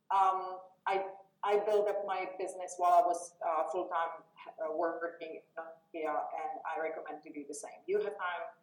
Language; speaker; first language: English; non-native, fluent; Czech